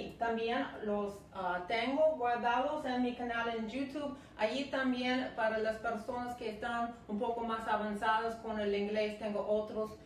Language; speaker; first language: Spanish; non-native, fluent; English